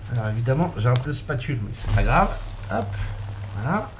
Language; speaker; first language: French; native; French